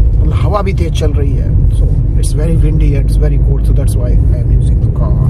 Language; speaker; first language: English; non-native, local second language; Hindi